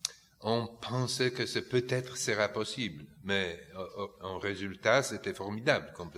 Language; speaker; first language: French; non-native, fluent; Polish